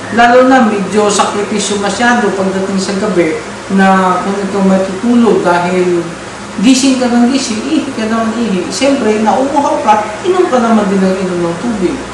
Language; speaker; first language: Filipino; non-native, local second language; Cebuano